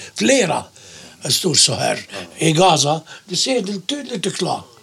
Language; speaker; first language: Swedish; non-native, fluent; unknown